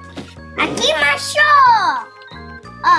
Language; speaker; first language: Japanese; early bilingual, heritage; Japanese